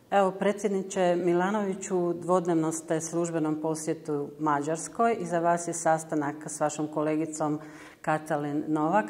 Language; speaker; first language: Croatian; early bilingual, heritage; Croatian